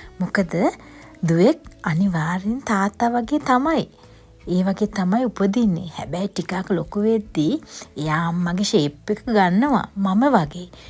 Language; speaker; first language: Sinhala; native; Sinhala